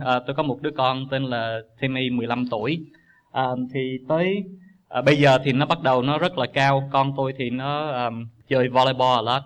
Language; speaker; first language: Vietnamese; native; Vietnamese